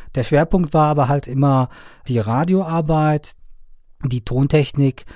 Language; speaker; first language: German; non-native, fluent; Persian